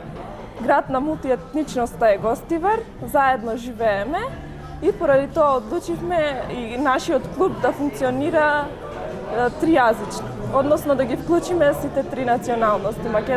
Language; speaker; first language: Macedonian; non-native, local second language; Albanian